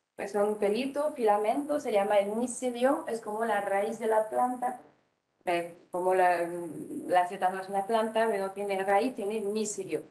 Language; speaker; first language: Spanish; non-native, fluent; French